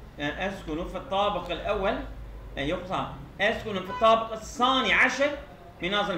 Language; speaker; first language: Arabic; non-native, fluent; Turkish